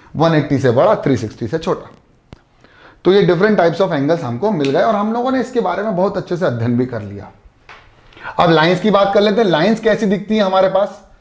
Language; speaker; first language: Hindi; native; Hindi